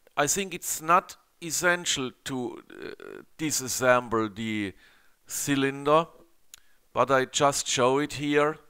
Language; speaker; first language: English; non-native, learner; German